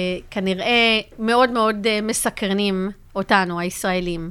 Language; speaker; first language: Hebrew; native; Hebrew